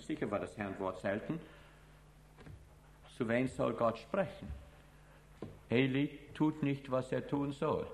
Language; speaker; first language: German; non-native, fluent; English